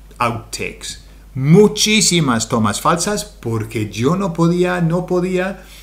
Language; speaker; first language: Spanish; non-native, fluent; English